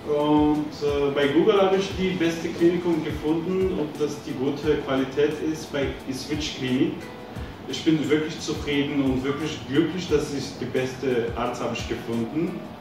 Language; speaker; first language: German; non-native, learner; Bulgarian